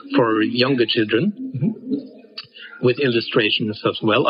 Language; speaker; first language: English; non-native, fluent; Norwegian